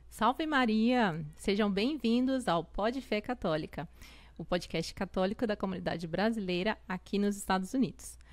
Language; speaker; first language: Portuguese; native; Portuguese